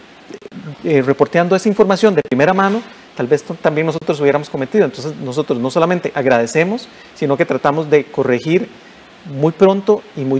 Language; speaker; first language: Spanish; native; Spanish